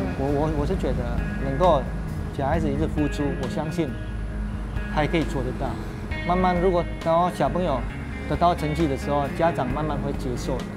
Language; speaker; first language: Chinese; non-native, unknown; Indonesian